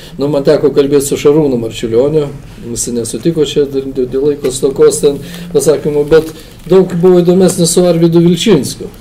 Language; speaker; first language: Lithuanian; native; Lithuanian